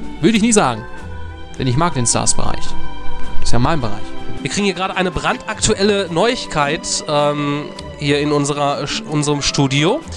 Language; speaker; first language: German; native; German